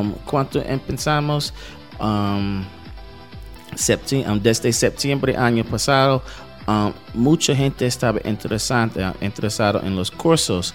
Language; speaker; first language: Spanish; non-native, learner; English